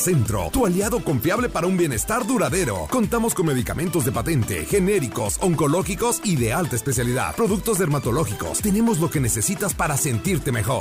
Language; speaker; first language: Spanish; native; Spanish